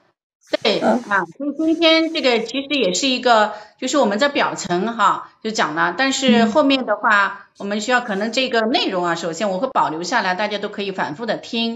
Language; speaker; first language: Chinese; native; Chinese